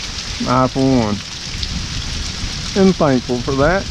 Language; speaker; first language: English; native; English